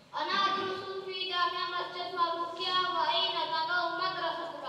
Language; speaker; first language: Arabic; non-native, learner; Urdu